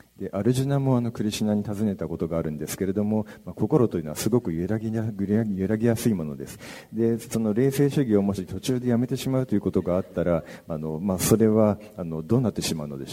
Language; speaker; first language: Japanese; native; Japanese